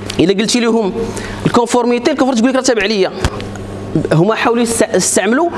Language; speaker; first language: Arabic; native; Arabic